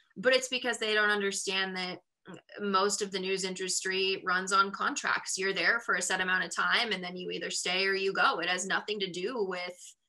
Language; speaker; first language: English; native; English